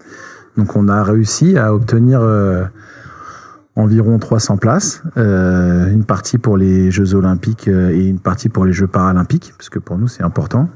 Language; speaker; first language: French; native; French